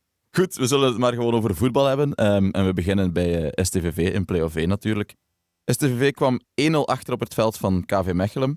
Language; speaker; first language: Dutch; native; Dutch